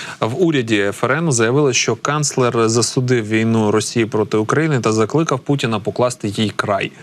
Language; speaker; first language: Ukrainian; native; Ukrainian